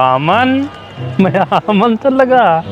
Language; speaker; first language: Filipino; non-native, learner; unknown